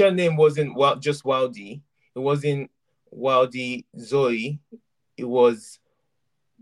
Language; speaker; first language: English; non-native, local second language; Yoruba